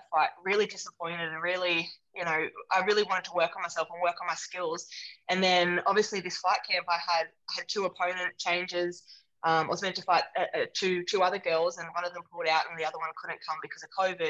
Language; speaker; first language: English; native; English